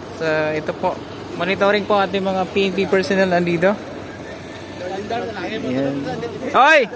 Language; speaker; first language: Filipino; non-native, local second language; Hiligaynon